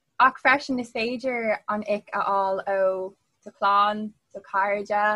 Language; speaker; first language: Irish; non-native, local second language; English